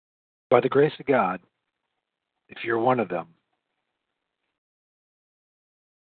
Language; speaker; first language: English; native; English